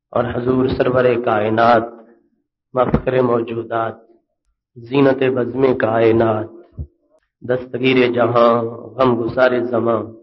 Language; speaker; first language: Urdu; native; Urdu